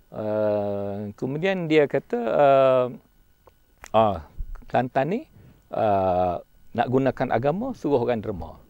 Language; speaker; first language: Malay; native; Malay